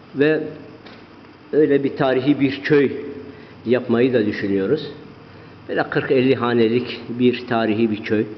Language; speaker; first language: Turkish; non-native, local second language; Zaza